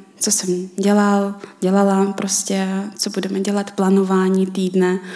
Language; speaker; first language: Czech; non-native, fluent; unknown